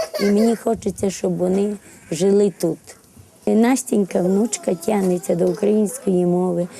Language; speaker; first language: Ukrainian; native; Ukrainian